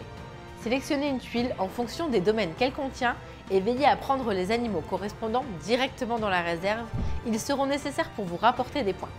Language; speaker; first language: French; native; French